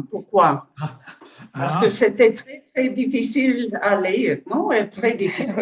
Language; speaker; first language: French; non-native, learner; Spanish